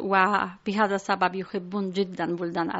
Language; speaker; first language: Arabic; non-native, fluent; Polish